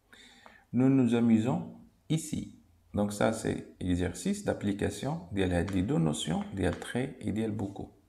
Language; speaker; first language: French; non-native, local second language; Arabic